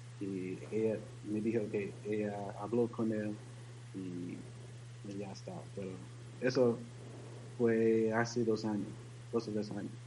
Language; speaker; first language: Spanish; non-native, learner; English